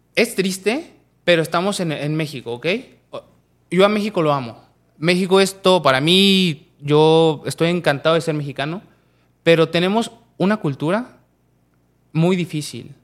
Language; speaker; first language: Spanish; native; Spanish